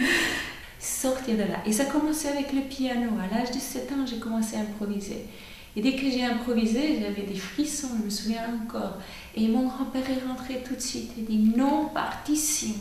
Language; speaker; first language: French; non-native, fluent; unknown